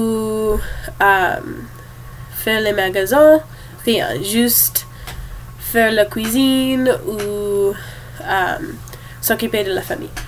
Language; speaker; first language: French; non-native, learner; English